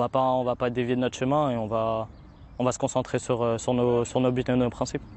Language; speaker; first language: French; native; French